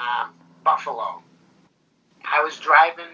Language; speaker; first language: English; native; English